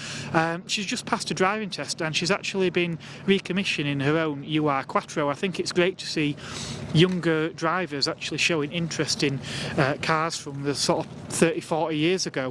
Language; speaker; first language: English; native; English